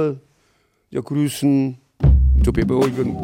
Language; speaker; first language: German; non-native, learner; Korean